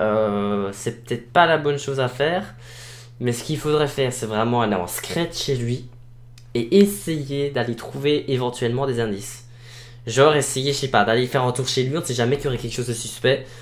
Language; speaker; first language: French; native; French